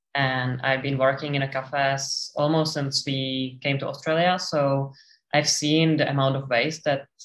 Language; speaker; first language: English; non-native, fluent; Czech